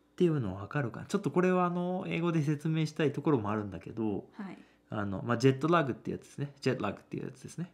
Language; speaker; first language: Japanese; native; Japanese